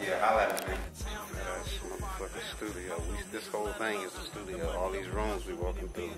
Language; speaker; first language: English; native; English